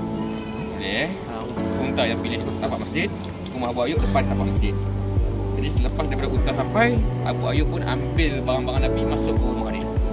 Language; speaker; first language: Malay; native; Malay